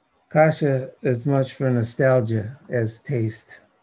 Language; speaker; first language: English; native; English